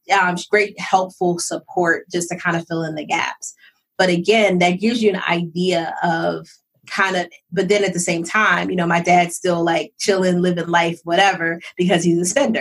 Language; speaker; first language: English; native; English